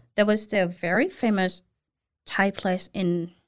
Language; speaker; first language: English; non-native, learner; Thai